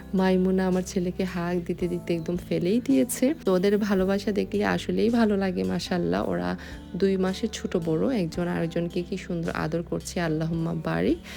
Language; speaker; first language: Bangla; native; Bangla